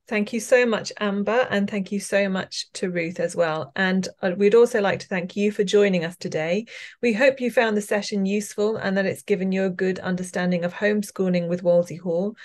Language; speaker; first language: English; native; English